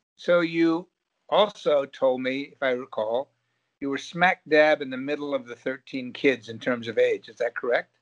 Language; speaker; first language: English; native; English